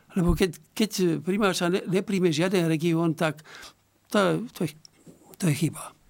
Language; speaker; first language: Slovak; native; Slovak